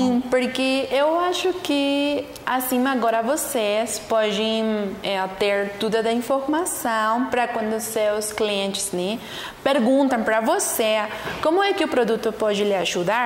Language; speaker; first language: Portuguese; non-native, learner; Spanish